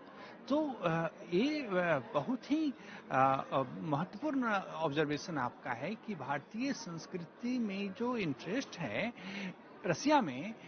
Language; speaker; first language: Hindi; native; Hindi